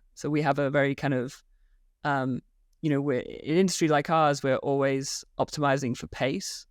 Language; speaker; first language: English; native; English